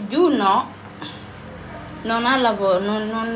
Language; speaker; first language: Italian; non-native, learner; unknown